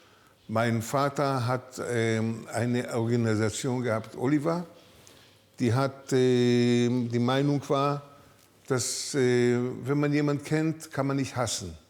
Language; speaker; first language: German; early bilingual, heritage; German